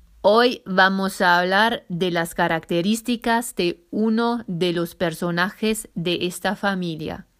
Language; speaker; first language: Spanish; non-native, fluent; German